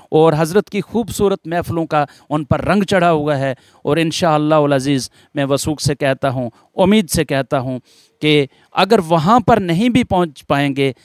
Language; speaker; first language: Hindi; non-native, local second language; Gujari